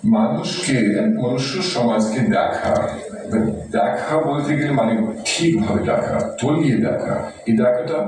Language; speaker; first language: Bangla; non-native, fluent; German